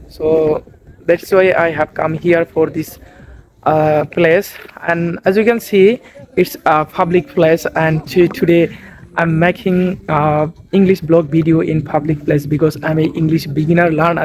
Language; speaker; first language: English; non-native, learner; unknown